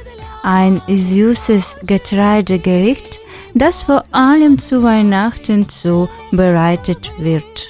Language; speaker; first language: German; non-native, fluent; Ukrainian